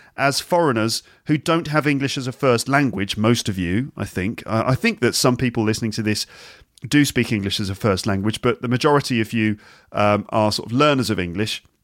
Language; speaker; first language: English; native; English